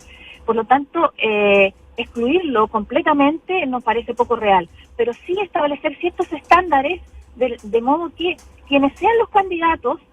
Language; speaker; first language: Spanish; native; Spanish